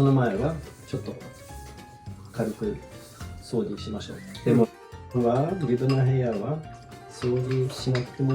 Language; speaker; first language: Japanese; non-native, fluent; Swedish